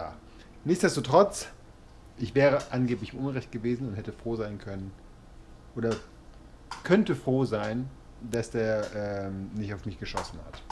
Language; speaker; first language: German; native; German